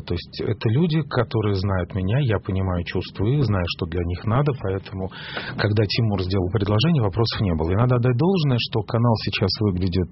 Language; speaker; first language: Russian; native; Russian